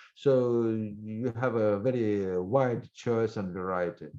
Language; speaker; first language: English; non-native, fluent; Russian